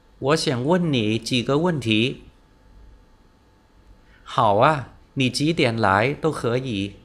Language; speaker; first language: Chinese; non-native, fluent; Vietnamese